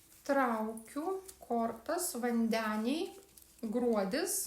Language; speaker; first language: Lithuanian; native; Lithuanian